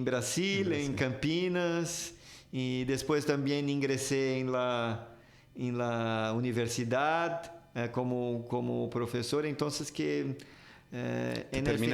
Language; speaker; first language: Spanish; non-native, fluent; Portuguese